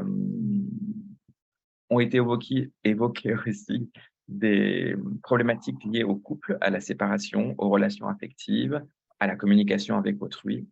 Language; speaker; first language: French; native; French